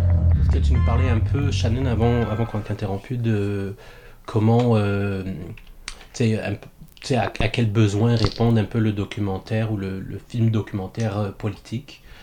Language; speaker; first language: French; native; French